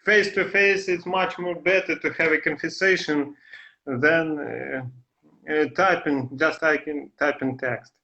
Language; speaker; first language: English; non-native, learner; Ukrainian